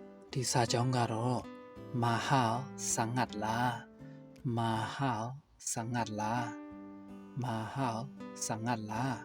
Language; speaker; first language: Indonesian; non-native, learner; Burmese